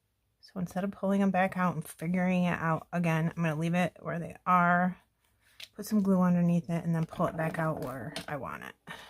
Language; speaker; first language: English; native; English